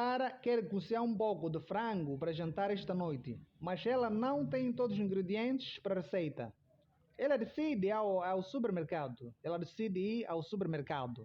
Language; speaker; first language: Portuguese; non-native, fluent; Somali